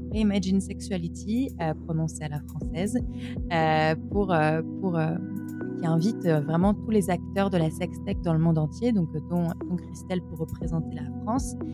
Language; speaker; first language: French; native; French